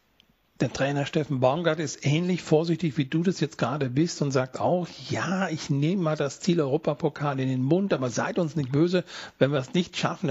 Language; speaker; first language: German; native; German